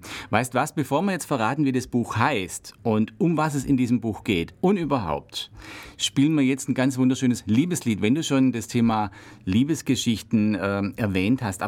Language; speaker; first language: German; native; German